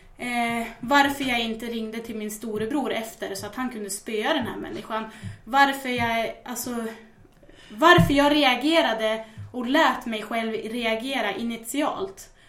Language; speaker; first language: Swedish; native; Swedish